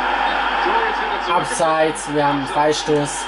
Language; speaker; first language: German; non-native, fluent; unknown